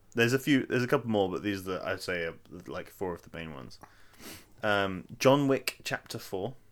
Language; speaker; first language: English; native; English